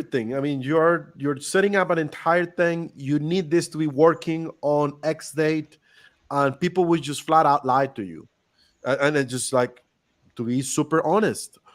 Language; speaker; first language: English; non-native, fluent; Spanish